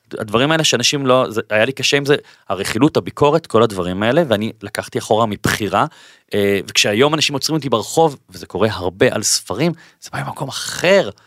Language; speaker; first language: Hebrew; native; Hebrew